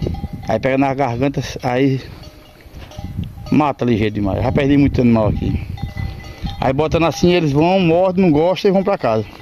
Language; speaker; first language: Portuguese; native; Portuguese